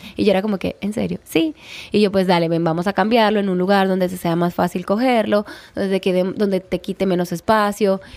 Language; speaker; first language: Spanish; native; Spanish